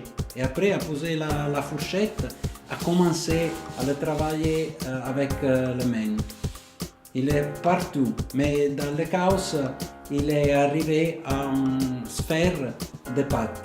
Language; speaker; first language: French; non-native, fluent; Italian